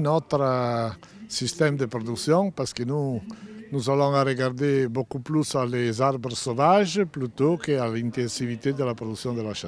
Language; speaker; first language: French; non-native, fluent; Italian